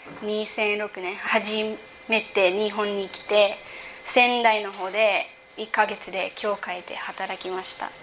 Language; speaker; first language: Japanese; early bilingual, heritage; English